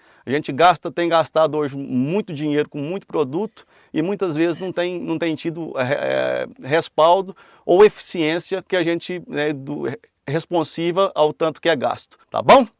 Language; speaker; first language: Portuguese; native; Portuguese